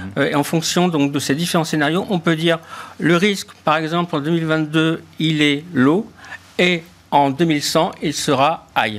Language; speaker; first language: French; native; French